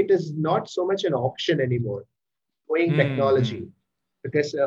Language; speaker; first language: English; non-native, local second language; Malayalam